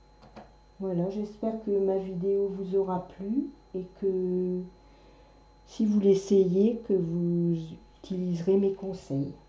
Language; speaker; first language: French; native; French